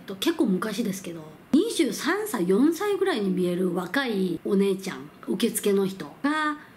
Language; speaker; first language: Japanese; non-native, fluent; Korean